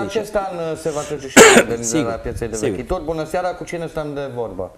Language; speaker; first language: Romanian; native; Romanian